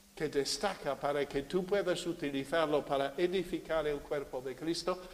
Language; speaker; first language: Spanish; non-native, fluent; English